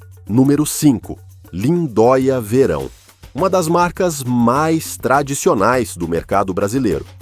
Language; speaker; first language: Portuguese; native; Portuguese